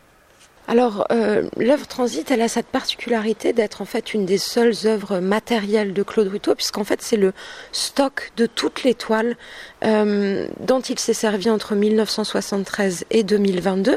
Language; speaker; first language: French; native; French